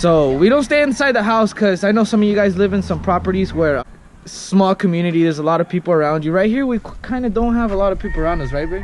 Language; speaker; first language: English; early bilingual, other home language; Spanish